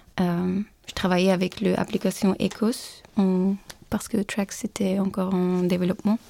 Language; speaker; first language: French; non-native, fluent; Turkish